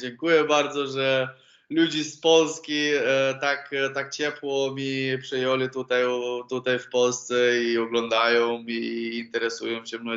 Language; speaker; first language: Polish; non-native, learner; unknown